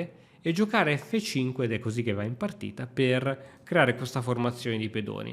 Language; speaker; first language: Italian; native; Italian